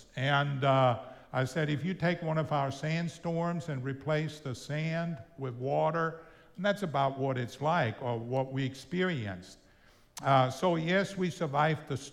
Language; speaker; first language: English; non-native, fluent; German